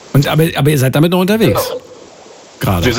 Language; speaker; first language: German; native; German